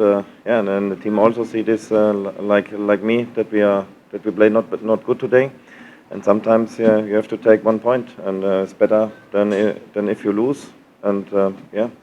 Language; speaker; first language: English; non-native, learner; German